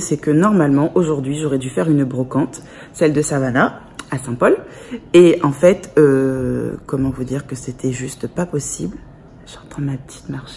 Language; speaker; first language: French; native; French